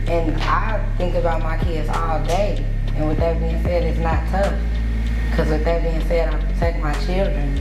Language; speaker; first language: English; native; English